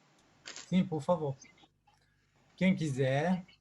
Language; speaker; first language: Portuguese; non-native, fluent; Japanese